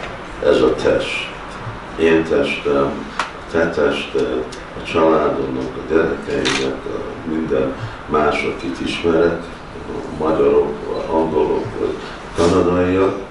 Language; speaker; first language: Hungarian; early bilingual, heritage; Hungarian